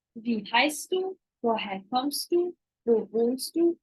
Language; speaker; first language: German; non-native, fluent; Ukrainian